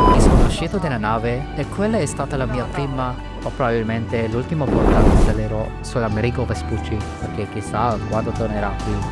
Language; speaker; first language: Italian; non-native, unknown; Filipino